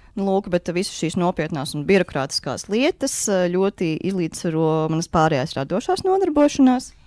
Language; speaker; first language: Latvian; native; Latvian